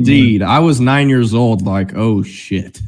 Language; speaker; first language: English; native; English